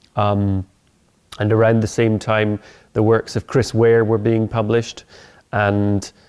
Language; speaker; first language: English; native; English